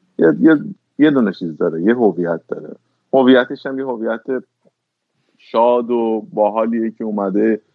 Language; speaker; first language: Persian; native; Persian